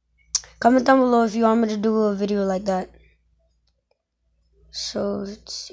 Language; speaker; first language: English; native; English